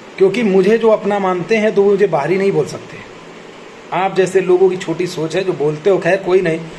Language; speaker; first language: Hindi; native; Hindi